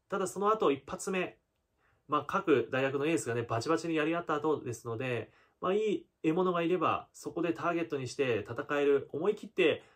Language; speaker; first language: Japanese; native; Japanese